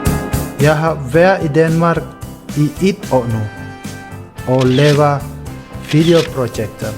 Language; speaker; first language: Danish; non-native, learner; Indonesian